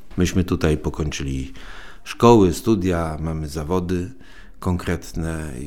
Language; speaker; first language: Polish; early bilingual, other home language; Spanish